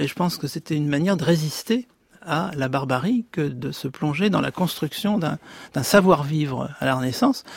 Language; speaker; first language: French; native; French